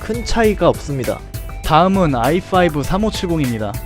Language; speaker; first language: Korean; native; Korean